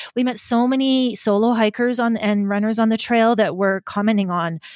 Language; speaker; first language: English; native; English